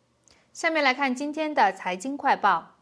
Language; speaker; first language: Chinese; native; Chinese